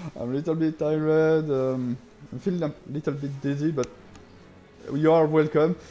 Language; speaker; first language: English; non-native, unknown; French